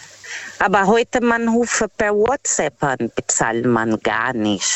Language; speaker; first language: German; non-native, fluent; Portuguese